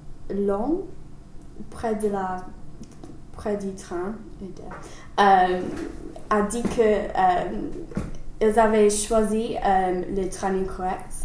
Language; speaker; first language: French; non-native, learner; English